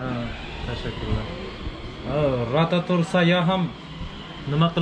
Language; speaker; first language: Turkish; non-native, learner; Uzbek